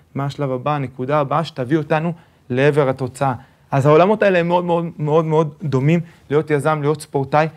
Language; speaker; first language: Hebrew; early bilingual, other home language; Spanish